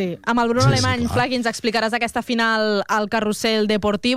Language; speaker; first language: Catalan; native; Catalan